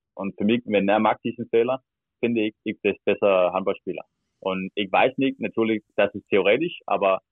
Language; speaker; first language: German; non-native, learner; Danish